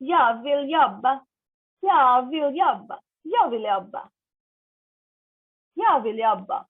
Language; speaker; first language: Swedish; non-native, learner; Bangla